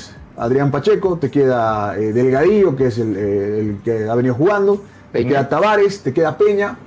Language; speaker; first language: Spanish; native; Spanish